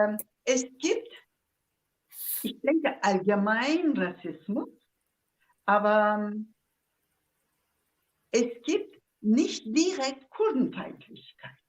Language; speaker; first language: German; non-native, fluent; Zaza